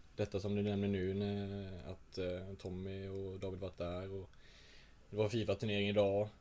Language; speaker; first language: Swedish; native; Swedish